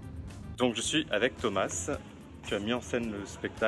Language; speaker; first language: French; native; French